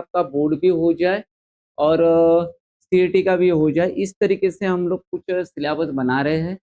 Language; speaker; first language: Hindi; non-native, local second language; Marathi